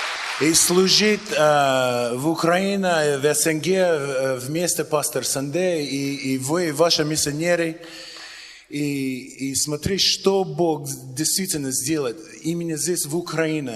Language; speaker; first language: Russian; non-native, learner; English